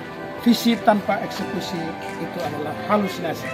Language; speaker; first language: Indonesian; native; Indonesian